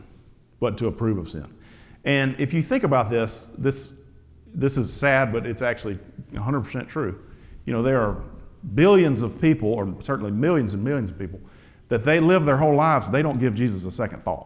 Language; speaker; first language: English; native; English